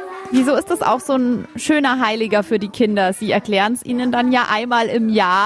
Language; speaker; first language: German; native; German